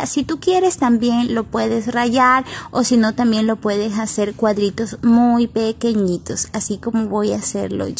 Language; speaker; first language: Spanish; native; Spanish